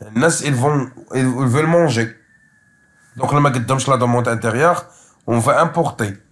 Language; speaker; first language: French; non-native, local second language; Arabic